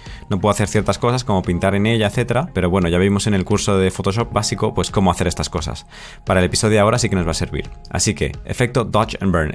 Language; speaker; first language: Spanish; native; Spanish